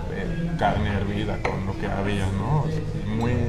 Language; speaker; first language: Spanish; non-native, fluent; French